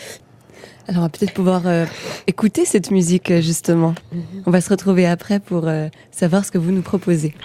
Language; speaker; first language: French; native; French